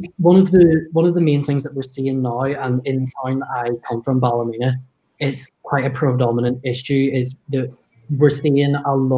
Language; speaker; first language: English; native; English